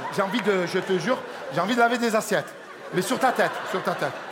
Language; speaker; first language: French; native; French